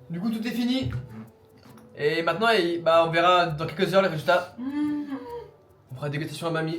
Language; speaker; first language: French; native; French